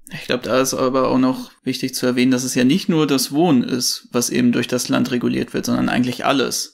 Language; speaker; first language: German; native; German